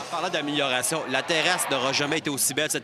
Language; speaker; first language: French; native; French